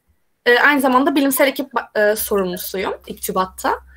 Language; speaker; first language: Turkish; native; Turkish